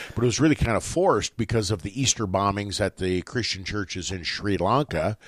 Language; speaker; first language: English; native; English